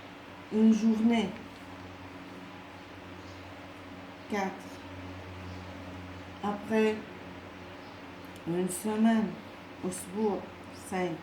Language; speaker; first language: French; non-native, local second language; Arabic